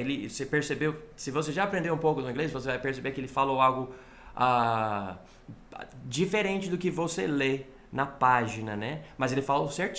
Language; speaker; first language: Portuguese; non-native, fluent; English